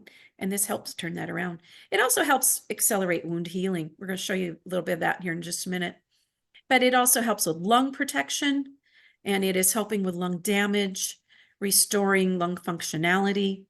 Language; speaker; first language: English; native; English